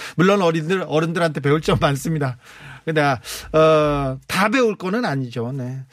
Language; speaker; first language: Korean; native; Korean